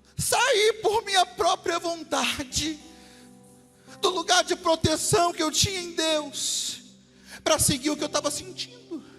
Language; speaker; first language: Portuguese; native; Portuguese